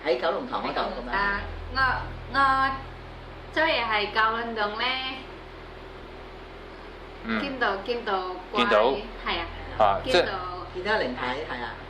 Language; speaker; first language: Chinese; non-native, learner; Indonesian